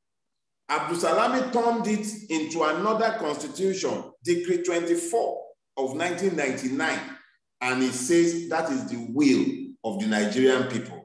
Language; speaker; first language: English; non-native, local second language; Yoruba